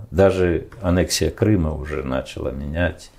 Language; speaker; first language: Ukrainian; non-native, learner; Romanian